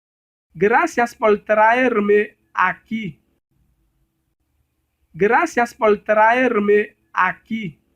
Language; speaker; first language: Spanish; non-native, learner; Haitian Creole